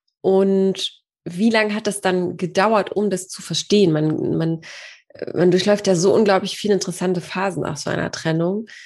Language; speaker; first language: German; early bilingual, other home language; Polish